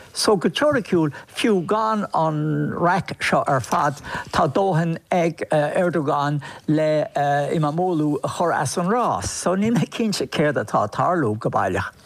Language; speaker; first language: Irish; native; Irish